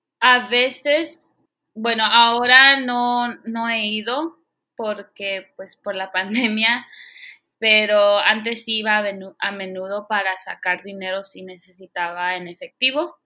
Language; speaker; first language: Spanish; early bilingual, heritage; Spanish